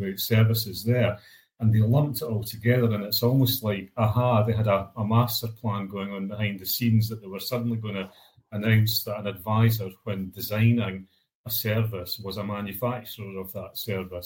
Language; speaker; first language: English; native; English